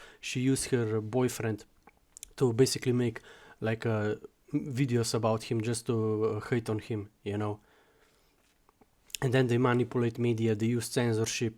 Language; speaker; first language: English; non-native, fluent; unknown